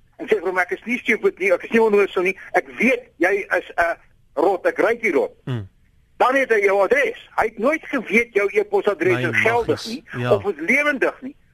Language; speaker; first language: Afrikaans; native; Afrikaans